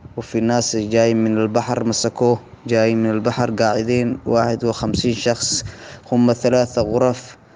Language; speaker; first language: Arabic; non-native, local second language; Somali